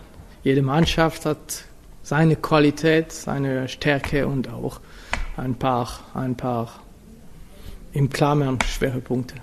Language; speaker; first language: German; non-native, fluent; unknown